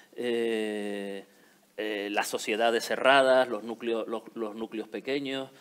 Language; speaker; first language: Spanish; native; Spanish